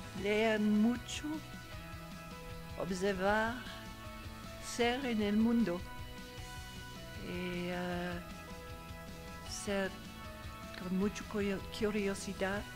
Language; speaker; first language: Spanish; non-native, learner; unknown